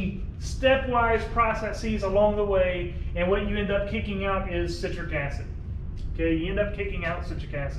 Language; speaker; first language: English; native; English